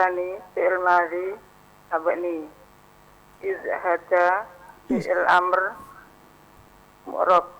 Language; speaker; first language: Arabic; non-native, learner; Indonesian